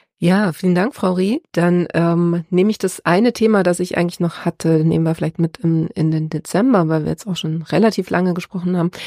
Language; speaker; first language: German; native; German